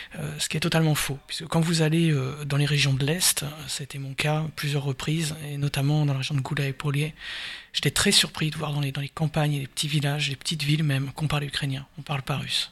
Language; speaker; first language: French; native; French